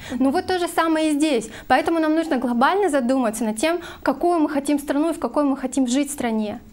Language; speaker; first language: Russian; non-native, local second language; Kyrgyz